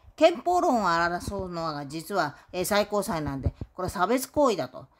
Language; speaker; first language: Japanese; native; Japanese